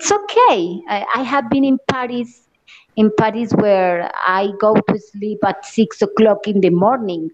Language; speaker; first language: English; non-native, learner; Spanish